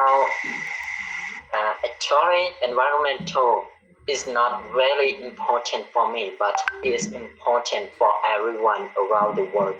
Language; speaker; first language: English; non-native, learner; Khmer